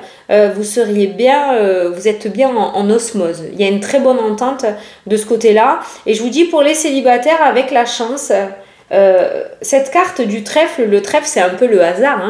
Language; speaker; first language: French; native; French